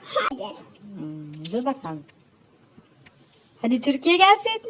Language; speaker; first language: Turkish; native; Turkish